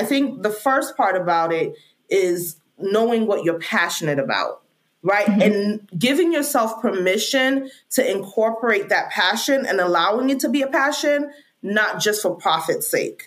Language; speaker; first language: English; non-native, local second language; Krio